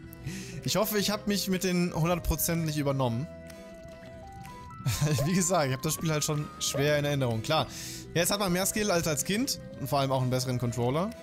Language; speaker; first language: German; native; German